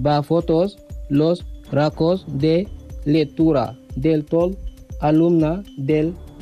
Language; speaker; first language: Catalan; non-native, learner; Spanish